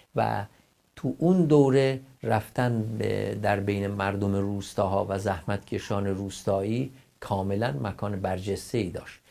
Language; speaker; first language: Persian; non-native, local second language; Kurdish